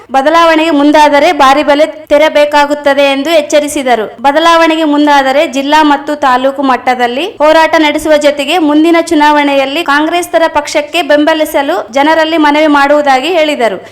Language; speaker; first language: Kannada; native; Kannada